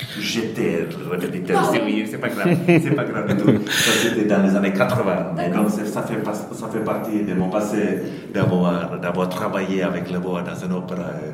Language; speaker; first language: French; non-native, fluent; Finnish